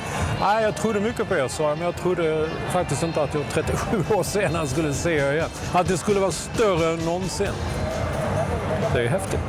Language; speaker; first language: Swedish; native; Swedish